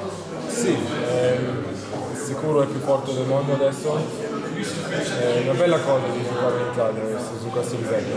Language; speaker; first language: Italian; non-native, learner; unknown